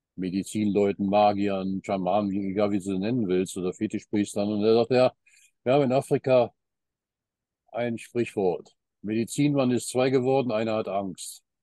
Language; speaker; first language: German; early bilingual, heritage; German